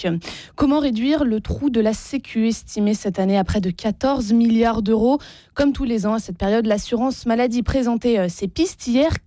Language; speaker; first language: French; native; French